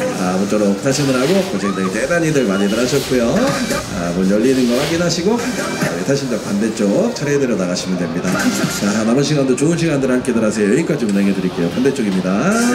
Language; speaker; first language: Korean; native; Korean